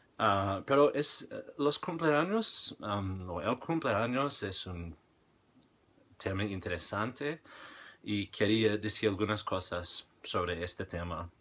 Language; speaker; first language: Spanish; non-native, fluent; English